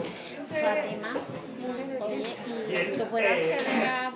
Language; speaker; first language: Spanish; native; Spanish